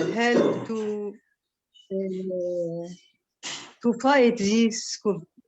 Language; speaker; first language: English; non-native, learner; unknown